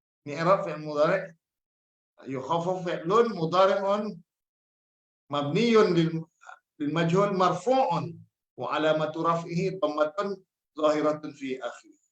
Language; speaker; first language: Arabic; non-native, fluent; Malay